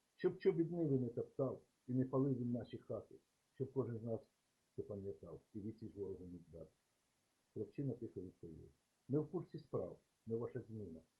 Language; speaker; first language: Ukrainian; native; Ukrainian